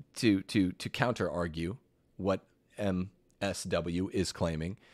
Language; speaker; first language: English; native; English